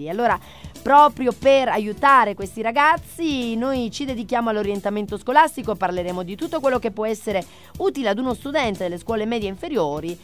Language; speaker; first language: Italian; native; Italian